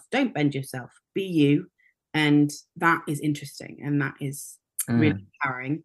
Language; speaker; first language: English; native; English